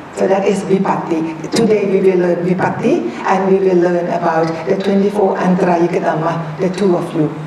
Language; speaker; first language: English; non-native, fluent; Thai